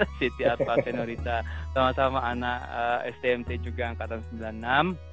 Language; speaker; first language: Indonesian; native; Indonesian